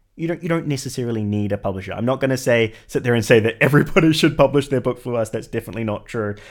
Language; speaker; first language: English; native; English